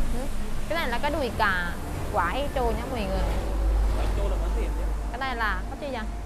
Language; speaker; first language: Vietnamese; non-native, fluent; Thai